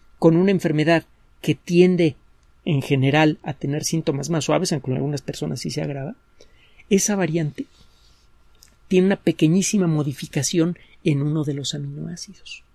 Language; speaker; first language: Spanish; native; Spanish